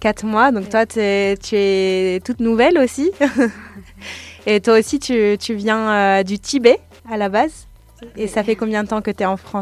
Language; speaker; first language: French; native; French